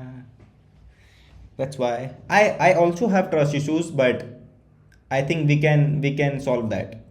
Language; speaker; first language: English; non-native, learner; Hindi